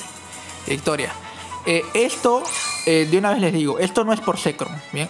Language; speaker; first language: Spanish; native; Spanish